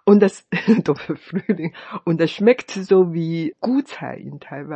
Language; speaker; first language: German; non-native, fluent; Chinese